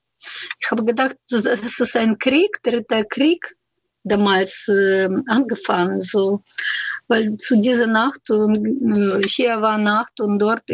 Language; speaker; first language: German; non-native, fluent; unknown